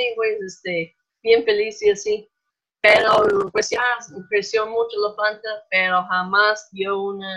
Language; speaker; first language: Spanish; non-native, fluent; English